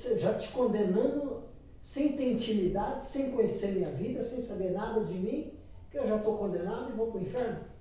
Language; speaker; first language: Portuguese; native; Portuguese